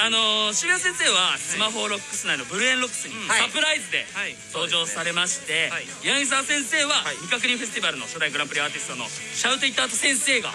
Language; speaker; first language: Japanese; native; Japanese